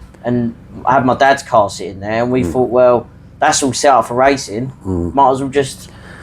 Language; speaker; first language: English; native; English